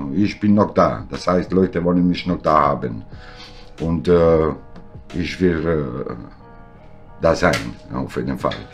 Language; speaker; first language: German; non-native, learner; Italian